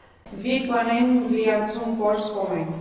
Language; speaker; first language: German; non-native, learner; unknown